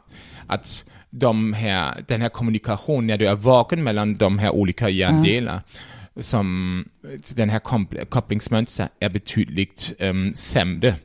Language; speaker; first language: Swedish; non-native, fluent; German